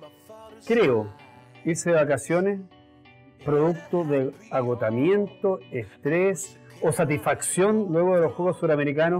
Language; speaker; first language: Spanish; native; Spanish